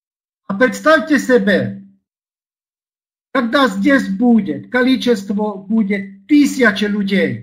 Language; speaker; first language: Russian; non-native, learner; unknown